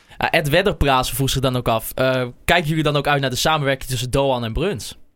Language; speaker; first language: Dutch; native; Dutch